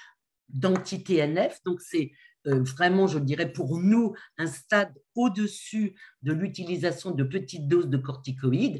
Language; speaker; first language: French; native; French